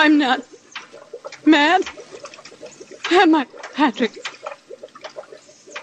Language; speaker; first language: English; non-native, fluent; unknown